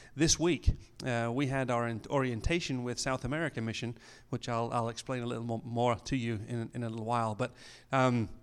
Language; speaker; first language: English; native; English